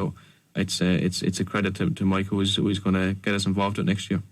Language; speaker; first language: English; native; English